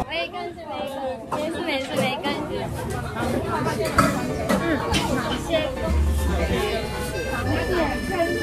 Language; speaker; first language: Chinese; non-native, learner; Korean